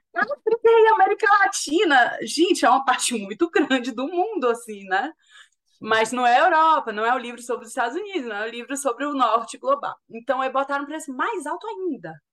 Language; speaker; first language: Portuguese; native; Portuguese